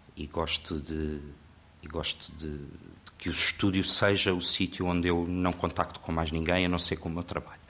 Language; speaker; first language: Portuguese; native; Portuguese